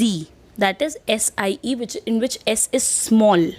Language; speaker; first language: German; non-native, fluent; Hindi